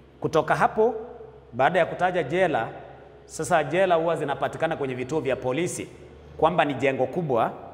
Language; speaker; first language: Swahili; non-native, local second language; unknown